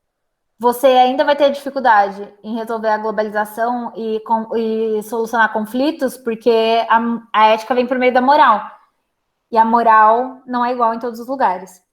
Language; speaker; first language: Portuguese; native; Portuguese